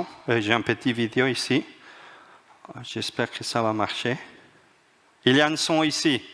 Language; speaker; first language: French; non-native, fluent; Spanish